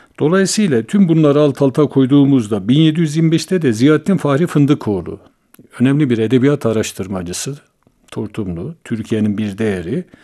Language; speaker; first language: Turkish; native; Turkish